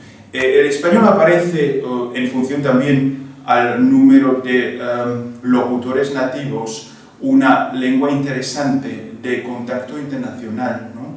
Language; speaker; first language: Spanish; non-native, fluent; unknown